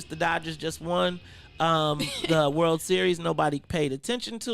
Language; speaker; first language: English; native; English